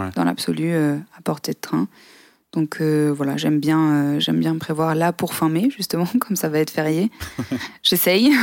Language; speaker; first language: French; native; French